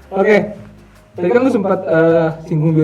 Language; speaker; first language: Indonesian; native; Indonesian